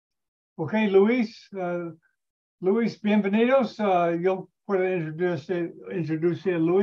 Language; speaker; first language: Spanish; non-native, learner; English